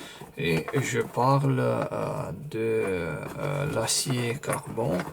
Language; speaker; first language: French; non-native, fluent; Romanian